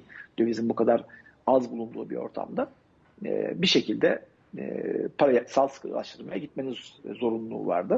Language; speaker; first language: Turkish; native; Turkish